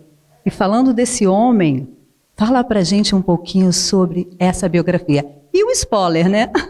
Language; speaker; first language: Portuguese; native; Portuguese